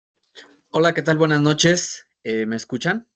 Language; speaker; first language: Spanish; native; Spanish